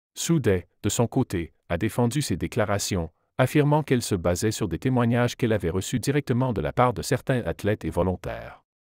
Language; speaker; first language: French; native; French